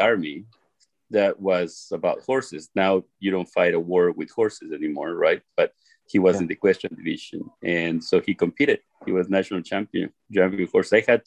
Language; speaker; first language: English; non-native, fluent; Spanish